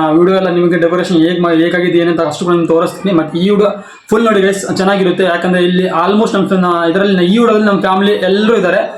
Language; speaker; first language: Kannada; non-native, local second language; Lambadi